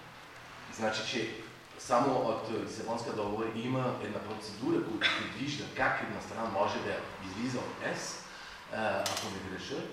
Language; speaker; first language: Bulgarian; non-native, fluent; French